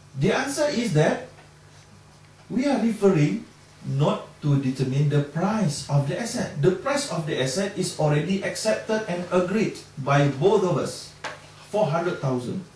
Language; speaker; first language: English; non-native, local second language; Malay